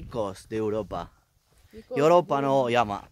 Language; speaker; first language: Japanese; non-native, learner; Spanish